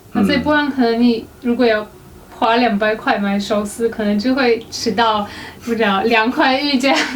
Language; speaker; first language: Chinese; non-native, fluent; Polish